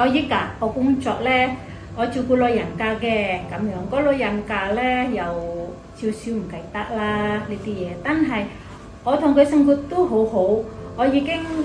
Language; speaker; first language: Cantonese; non-native, fluent; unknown